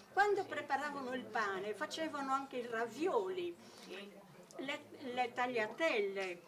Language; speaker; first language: Italian; native; Italian